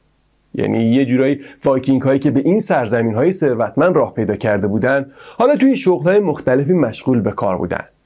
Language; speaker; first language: Persian; native; Persian